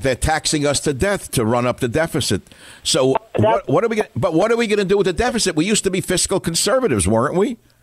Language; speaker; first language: English; native; English